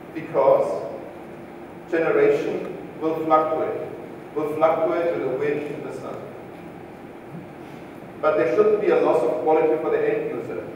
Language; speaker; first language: English; non-native, fluent; German